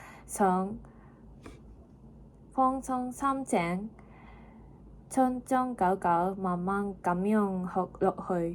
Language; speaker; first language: Cantonese; non-native, learner; Japanese